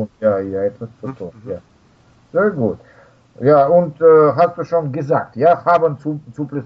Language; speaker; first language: German; non-native, fluent; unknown